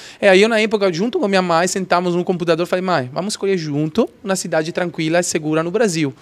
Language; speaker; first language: Portuguese; non-native, fluent; Italian